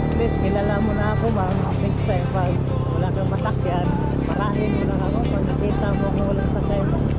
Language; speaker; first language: Filipino; non-native, local second language; Cebuano